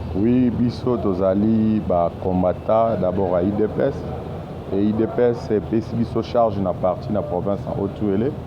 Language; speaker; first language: Lingala; native; Lingala